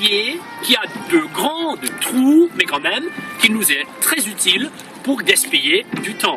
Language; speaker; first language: French; non-native, fluent; Russian